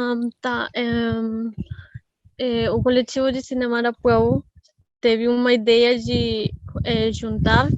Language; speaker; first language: Portuguese; non-native, fluent; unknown